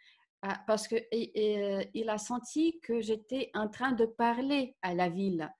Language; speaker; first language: French; non-native, fluent; Russian